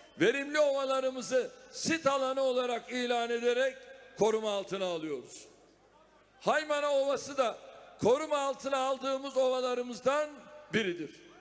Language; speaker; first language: Turkish; native; Turkish